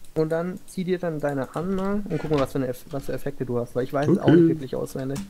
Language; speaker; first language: German; native; German